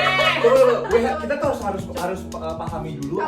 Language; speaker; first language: Indonesian; native; Indonesian